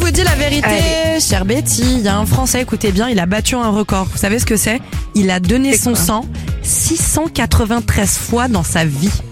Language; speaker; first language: French; native; French